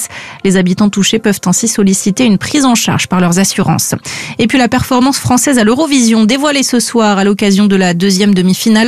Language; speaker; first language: French; native; French